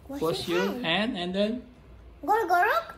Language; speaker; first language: English; non-native, learner; Indonesian